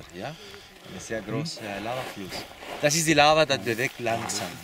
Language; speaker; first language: German; non-native, learner; Spanish